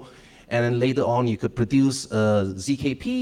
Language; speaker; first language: English; non-native, local second language; Cantonese